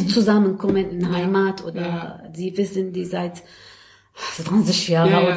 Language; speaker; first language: German; non-native, learner; Arabic